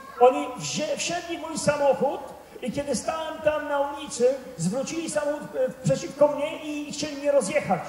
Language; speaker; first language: Polish; native; Polish